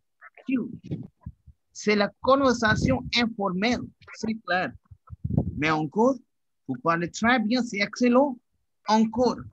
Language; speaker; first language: French; non-native, fluent; Hindi